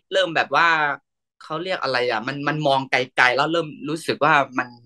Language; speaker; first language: Thai; non-native, fluent; Burmese